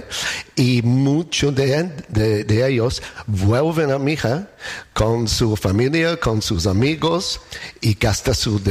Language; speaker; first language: Spanish; non-native, learner; English